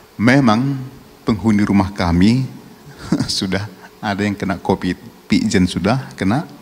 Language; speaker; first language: Indonesian; non-native, local second language; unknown